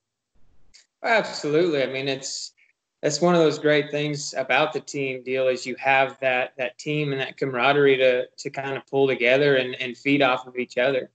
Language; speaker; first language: English; native; English